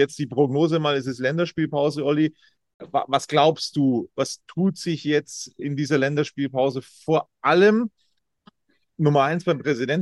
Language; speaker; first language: German; native; German